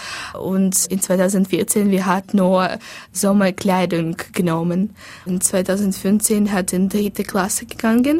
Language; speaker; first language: German; non-native, learner; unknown